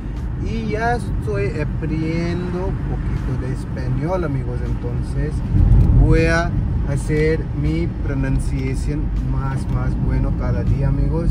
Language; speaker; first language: Spanish; non-native, learner; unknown